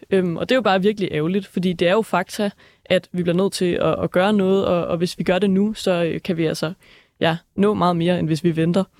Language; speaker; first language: Danish; native; Danish